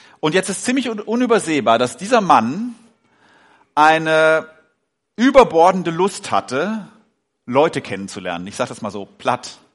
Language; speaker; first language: German; native; German